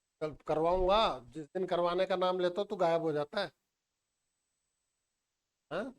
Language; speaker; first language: Hindi; native; Hindi